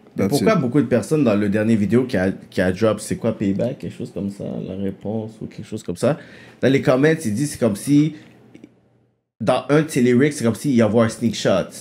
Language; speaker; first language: French; native; French